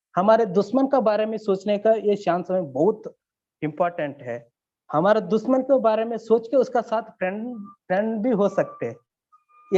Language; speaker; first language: Hindi; non-native, learner; Kannada